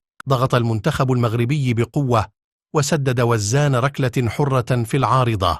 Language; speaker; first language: Arabic; native; Arabic